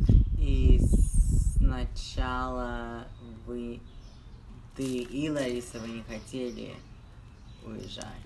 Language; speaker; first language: Russian; early bilingual, heritage; Russian